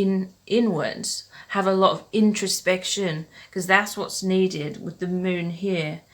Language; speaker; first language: English; native; English